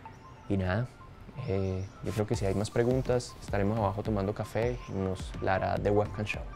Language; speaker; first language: Spanish; native; Spanish